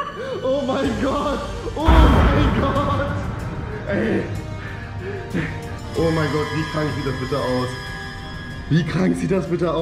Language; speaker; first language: German; native; German